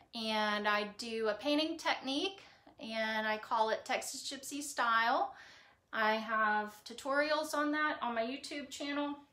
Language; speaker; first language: English; native; English